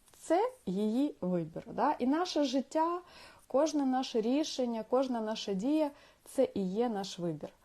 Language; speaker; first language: Ukrainian; non-native, local second language; Russian